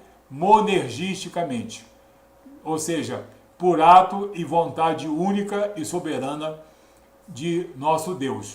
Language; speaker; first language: Portuguese; native; Portuguese